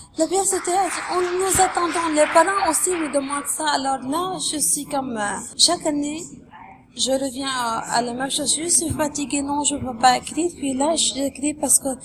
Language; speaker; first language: French; non-native, local second language; Arabic